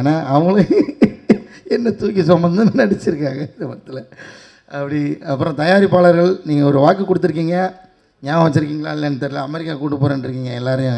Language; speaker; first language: Tamil; native; Tamil